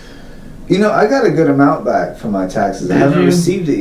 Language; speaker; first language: English; native; English